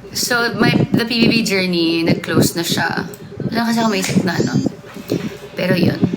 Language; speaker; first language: Filipino; non-native, local second language; Cebuano